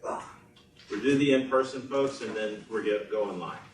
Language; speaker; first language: English; native; English